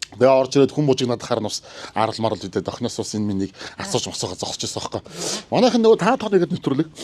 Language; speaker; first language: Mongolian; native; Mongolian